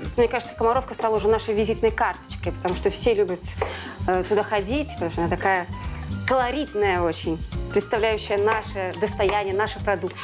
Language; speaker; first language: Russian; native; Russian